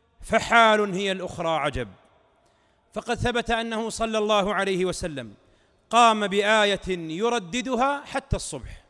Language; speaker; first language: Arabic; native; Arabic